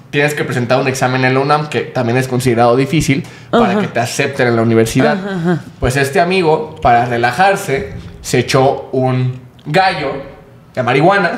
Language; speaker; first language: Spanish; native; Spanish